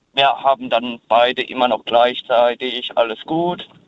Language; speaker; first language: German; early bilingual, heritage; German